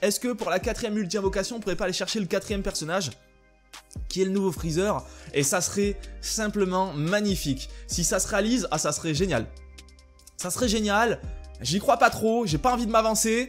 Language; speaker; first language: French; native; French